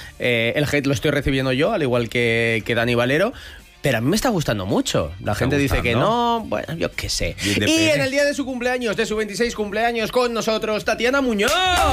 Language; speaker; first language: Spanish; native; Spanish